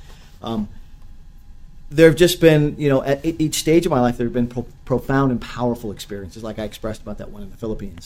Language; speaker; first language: English; native; English